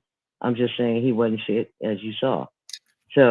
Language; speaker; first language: English; native; English